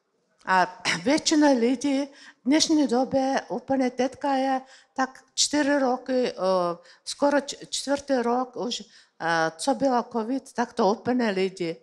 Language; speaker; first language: Czech; non-native, learner; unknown